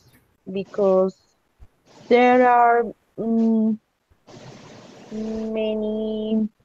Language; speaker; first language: English; non-native, learner; Spanish